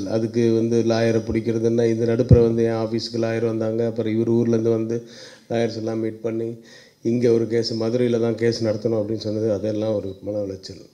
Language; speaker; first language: Tamil; native; Tamil